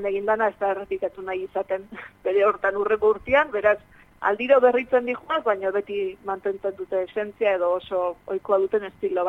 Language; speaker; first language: Basque; native; Basque